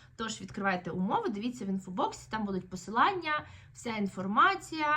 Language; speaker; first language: Ukrainian; native; Ukrainian